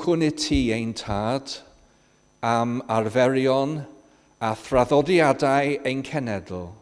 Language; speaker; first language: Welsh; non-native, fluent; English